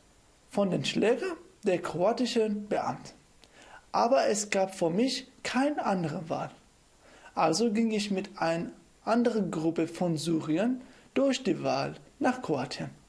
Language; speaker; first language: German; non-native, fluent; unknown